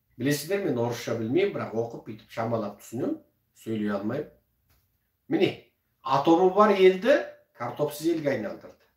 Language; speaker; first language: Kazakh; early bilingual, heritage; Kazakh